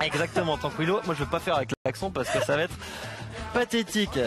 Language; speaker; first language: French; native; French